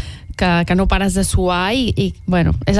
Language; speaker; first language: Catalan; native; Catalan